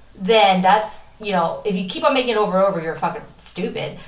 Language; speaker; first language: English; native; English